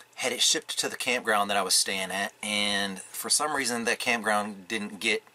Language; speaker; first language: English; native; English